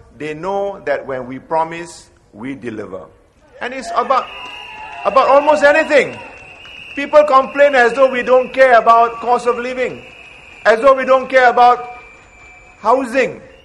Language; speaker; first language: English; non-native, local second language; Malay